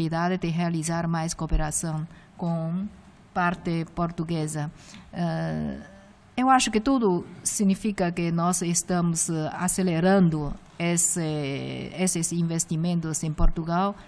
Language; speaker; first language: Portuguese; non-native, fluent; Chinese